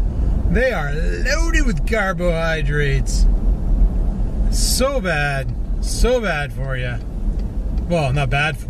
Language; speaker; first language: English; native; English